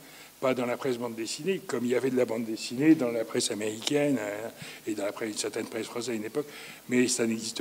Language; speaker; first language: French; native; French